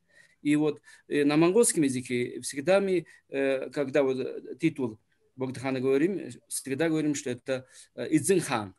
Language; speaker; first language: Russian; non-native, fluent; Mongolian